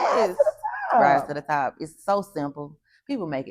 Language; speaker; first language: English; native; English